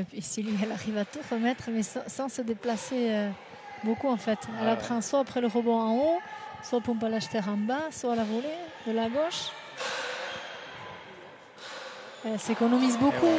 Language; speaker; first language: French; native; French